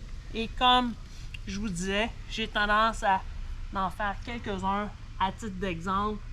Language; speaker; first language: French; native; French